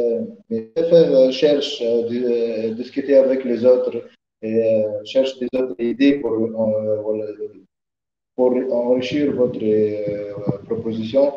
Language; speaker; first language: French; non-native, learner; Arabic